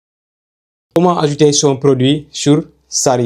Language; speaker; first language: French; non-native, local second language; Wolof